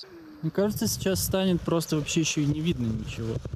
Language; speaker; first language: Russian; native; Russian